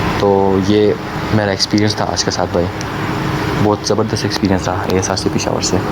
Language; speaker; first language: Urdu; non-native, local second language; Khowar